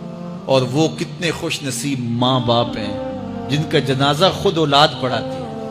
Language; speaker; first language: Urdu; native; Urdu